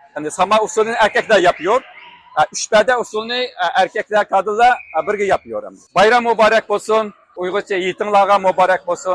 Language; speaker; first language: Turkish; non-native, learner; Uyghur